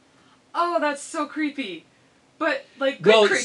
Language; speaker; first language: English; native; English